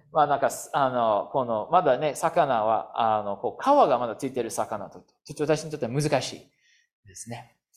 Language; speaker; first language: Japanese; non-native, fluent; English